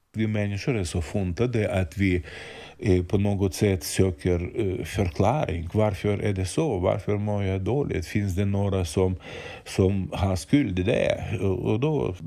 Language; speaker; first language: Swedish; non-native, fluent; Ukrainian